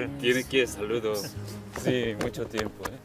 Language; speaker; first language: Spanish; non-native, learner; Korean